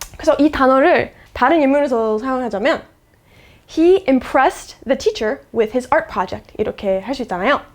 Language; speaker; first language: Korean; non-native, fluent; English